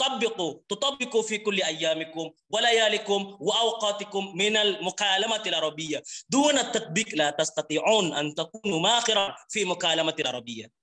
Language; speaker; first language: Arabic; non-native, learner; Indonesian